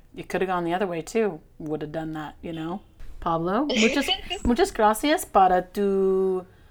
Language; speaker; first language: English; native; English